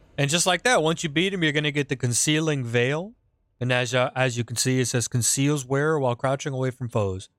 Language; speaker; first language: English; native; English